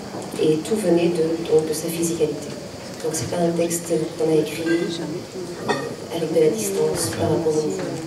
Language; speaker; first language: French; native; French